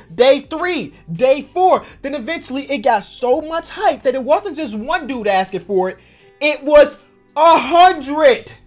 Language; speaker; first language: English; native; English